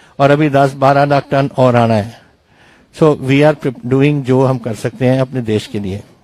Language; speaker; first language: Hindi; non-native, local second language; Punjabi